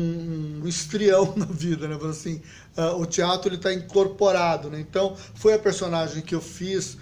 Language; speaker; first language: Portuguese; native; Portuguese